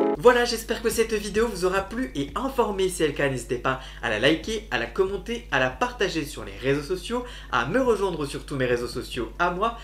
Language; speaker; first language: French; native; French